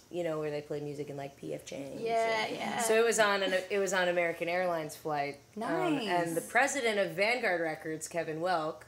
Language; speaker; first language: English; native; English